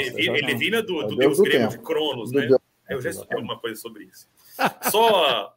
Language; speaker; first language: Portuguese; native; Portuguese